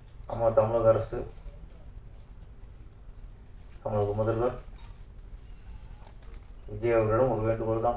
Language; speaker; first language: Tamil; native; Tamil